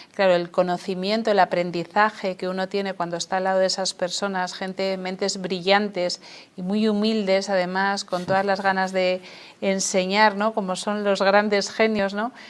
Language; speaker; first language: Spanish; native; Spanish